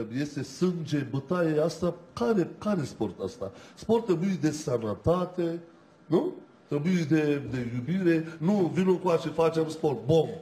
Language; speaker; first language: Romanian; non-native, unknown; Turkish